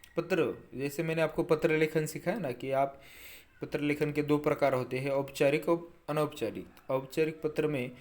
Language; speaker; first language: Hindi; non-native, local second language; Marathi